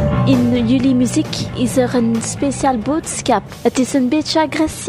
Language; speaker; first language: Dutch; non-native, local second language; French